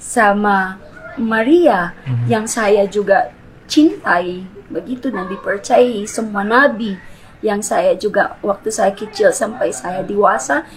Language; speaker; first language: Indonesian; non-native, fluent; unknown